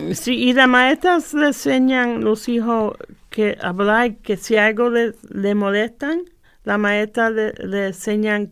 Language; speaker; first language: Spanish; early bilingual, heritage; Spanish